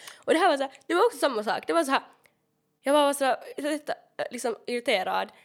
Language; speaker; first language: Swedish; native; Swedish